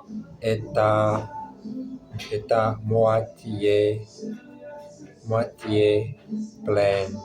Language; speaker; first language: French; non-native, learner; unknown